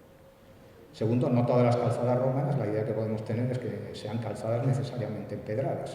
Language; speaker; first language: Spanish; native; Spanish